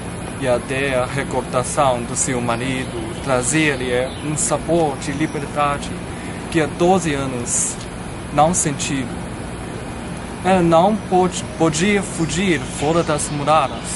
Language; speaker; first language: Portuguese; non-native, learner; Chinese